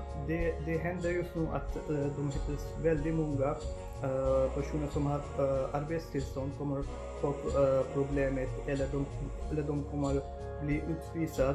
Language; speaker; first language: Swedish; non-native, fluent; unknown